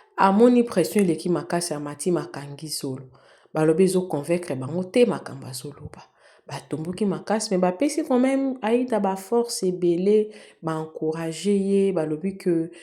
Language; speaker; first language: Lingala; native; Lingala